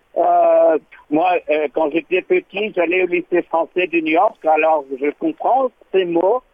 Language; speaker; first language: French; non-native, learner; English